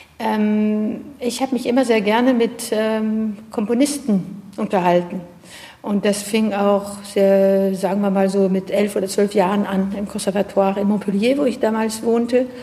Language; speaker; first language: German; non-native, fluent; French